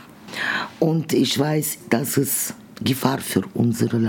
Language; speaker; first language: German; non-native, learner; Russian